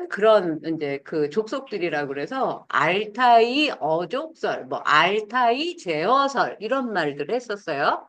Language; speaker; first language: Korean; native; Korean